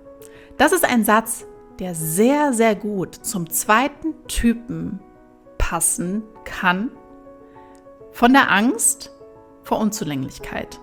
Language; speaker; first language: German; native; German